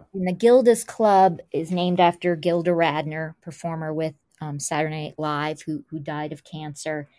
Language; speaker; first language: English; native; English